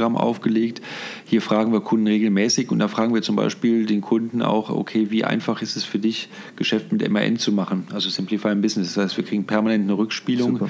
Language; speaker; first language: German; native; German